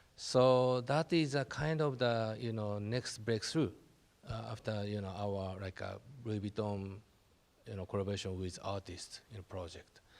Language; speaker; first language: English; non-native, learner; Japanese